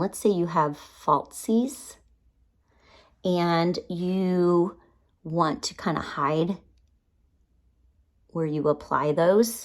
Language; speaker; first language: English; native; English